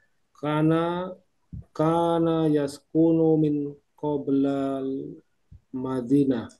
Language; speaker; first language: Arabic; non-native, learner; Indonesian